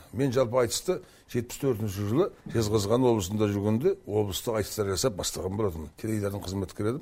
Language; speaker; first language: Kazakh; native; Kazakh